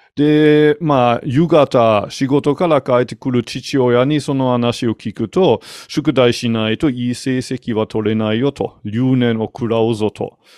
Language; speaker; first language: Japanese; non-native, fluent; German